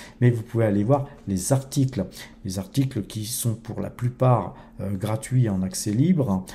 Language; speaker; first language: French; native; French